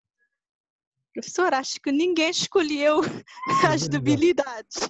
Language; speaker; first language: Portuguese; non-native, local second language; Kabuverdianu